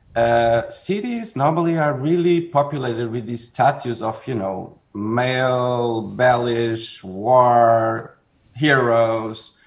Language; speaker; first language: English; non-native, fluent; Portuguese